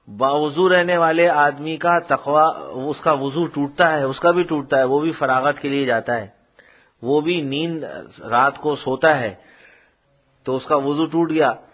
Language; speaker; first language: Urdu; non-native, local second language; Punjabi